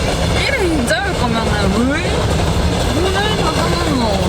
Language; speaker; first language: Korean; native; Korean